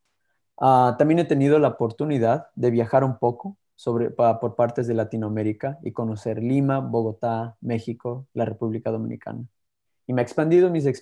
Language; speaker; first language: Spanish; early bilingual, heritage; Spanish